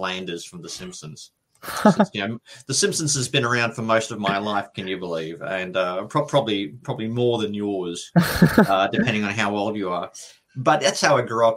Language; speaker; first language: English; native; English